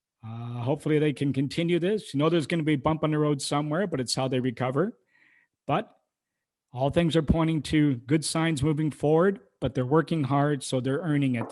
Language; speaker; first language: English; native; English